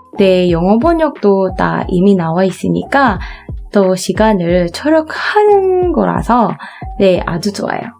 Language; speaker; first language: Korean; non-native, fluent; Filipino